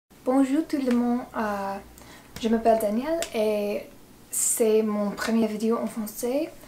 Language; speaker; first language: French; non-native, learner; English